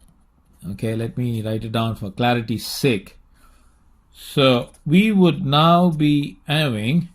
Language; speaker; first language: English; non-native, local second language; Tamil